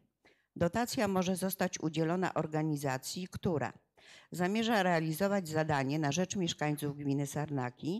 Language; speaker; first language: Polish; native; Polish